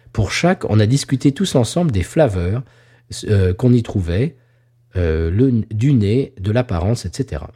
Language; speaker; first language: French; native; French